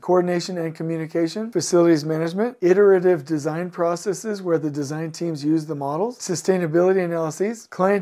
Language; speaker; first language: English; native; English